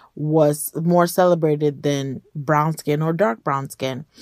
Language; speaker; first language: English; early bilingual, other home language; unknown